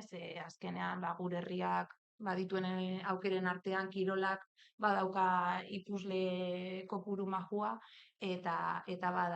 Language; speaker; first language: Basque; native; Basque